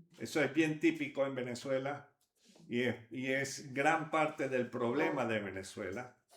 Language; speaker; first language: Spanish; native; Spanish